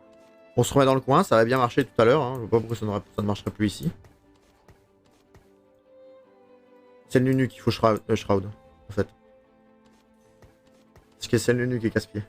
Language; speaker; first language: French; native; French